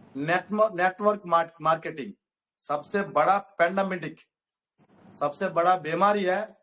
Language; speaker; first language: Hindi; non-native, local second language; Telugu